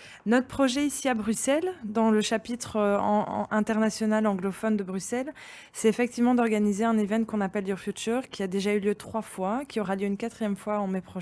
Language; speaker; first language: French; native; French